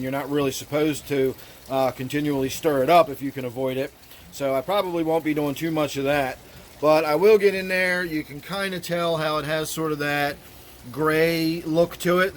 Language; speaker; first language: English; native; English